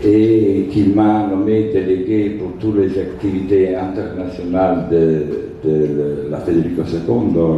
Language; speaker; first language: French; non-native, fluent; Italian